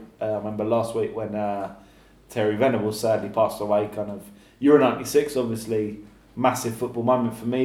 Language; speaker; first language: English; native; English